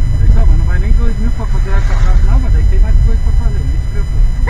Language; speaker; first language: Portuguese; native; Portuguese